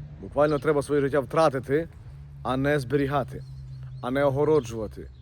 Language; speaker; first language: Ukrainian; native; Ukrainian